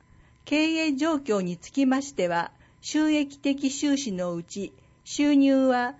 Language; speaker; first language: Japanese; native; Japanese